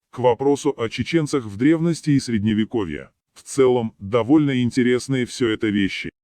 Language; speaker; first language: Russian; non-native, local second language; Chechen